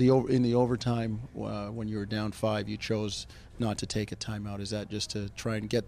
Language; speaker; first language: English; native; English